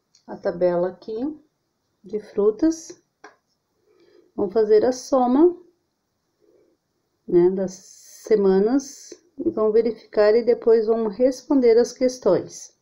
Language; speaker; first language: Portuguese; native; Portuguese